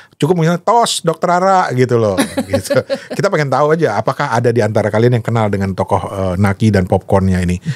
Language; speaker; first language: Indonesian; native; Indonesian